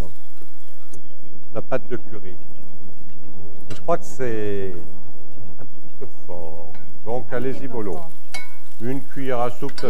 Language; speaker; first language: French; native; French